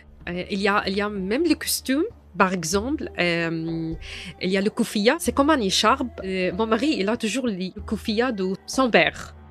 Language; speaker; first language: French; non-native, fluent; Arabic